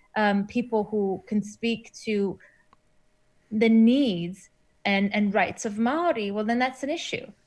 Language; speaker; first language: English; non-native, fluent; German